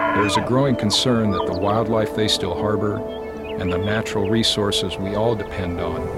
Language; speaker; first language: English; native; English